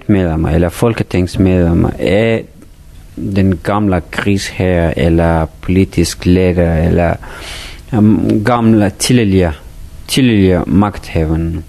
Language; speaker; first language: Danish; non-native, fluent; Persian